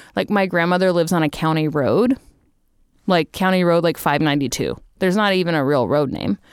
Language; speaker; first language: English; native; English